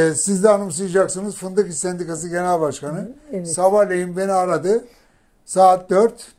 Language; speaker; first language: Turkish; native; Turkish